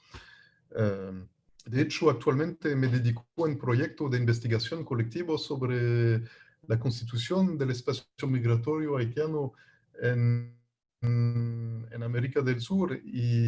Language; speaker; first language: Spanish; non-native, fluent; French